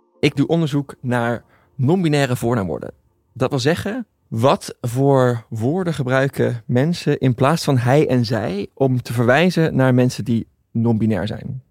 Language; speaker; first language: Dutch; native; Dutch